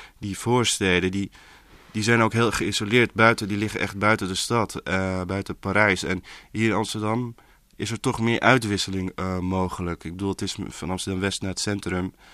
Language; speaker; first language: Dutch; early bilingual, other home language; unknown